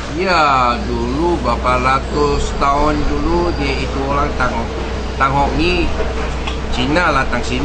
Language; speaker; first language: Indonesian; non-native, local second language; Chinese